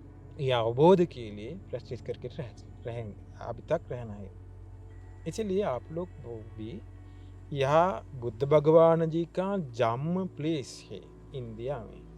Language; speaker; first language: Hindi; non-native, learner; Sinhala